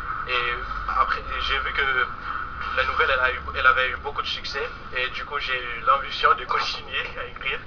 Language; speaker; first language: French; non-native, local second language; Haitian Creole